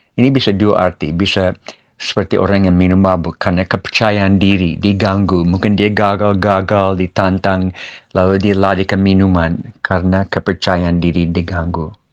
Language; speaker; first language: Malay; non-native, fluent; English